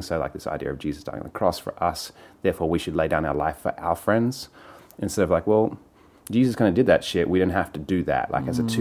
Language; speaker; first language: English; native; English